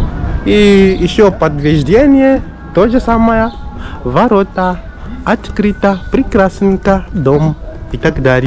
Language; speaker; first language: Russian; non-native, fluent; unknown